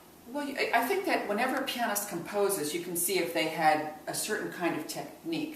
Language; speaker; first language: English; native; English